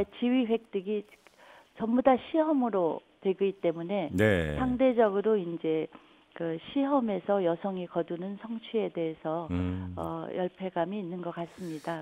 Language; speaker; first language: Korean; native; Korean